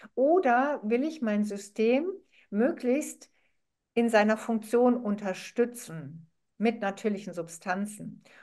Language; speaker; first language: German; non-native, fluent; Arabic